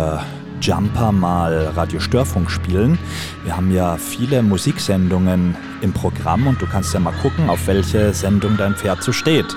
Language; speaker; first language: German; native; German